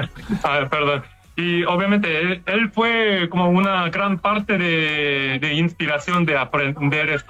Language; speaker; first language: Spanish; non-native, fluent; Korean